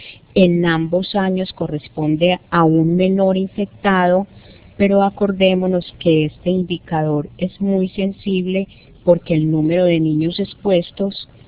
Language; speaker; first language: Spanish; native; Spanish